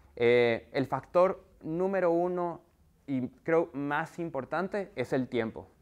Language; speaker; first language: Spanish; native; Spanish